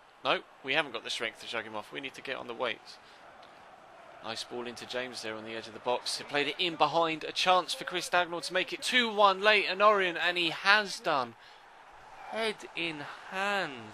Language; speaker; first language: English; native; English